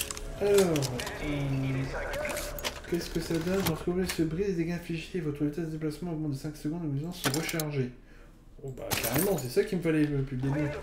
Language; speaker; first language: French; native; French